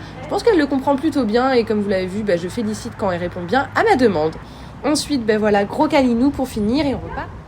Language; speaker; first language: French; native; French